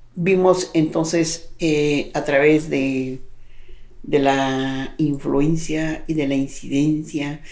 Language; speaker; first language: Spanish; native; Spanish